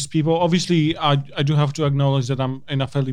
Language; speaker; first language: English; non-native, fluent; Polish